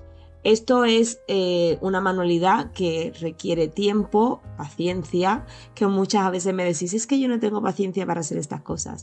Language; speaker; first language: Spanish; native; Spanish